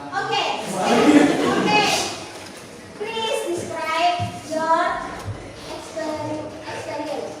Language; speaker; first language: English; non-native, learner; Indonesian